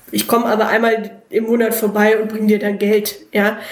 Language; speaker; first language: German; native; German